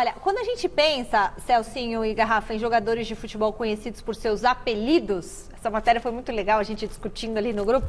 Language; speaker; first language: Portuguese; native; Portuguese